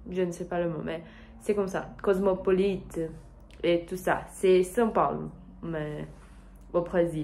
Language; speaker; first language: French; non-native, learner; Portuguese